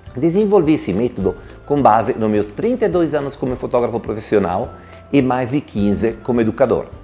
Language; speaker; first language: Portuguese; non-native, fluent; Italian